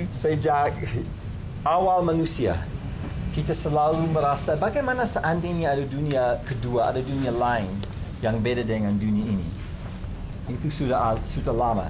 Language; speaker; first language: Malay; non-native, fluent; English